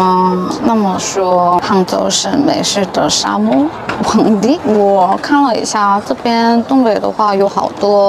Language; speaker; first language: Chinese; non-native, fluent; Korean